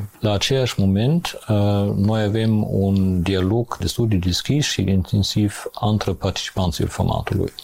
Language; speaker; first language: Romanian; non-native, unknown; German